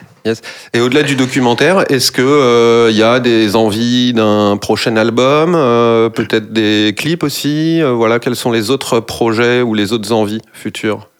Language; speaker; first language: French; native; French